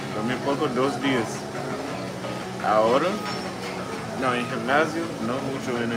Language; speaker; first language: Spanish; non-native, learner; English